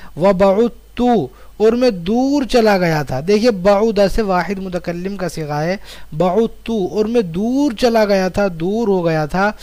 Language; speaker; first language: Urdu; native; Urdu